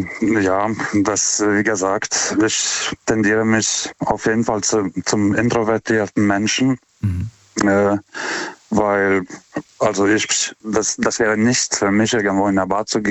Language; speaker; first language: German; non-native, fluent; Lithuanian